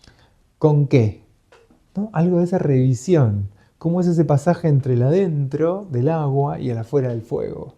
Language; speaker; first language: Spanish; native; Spanish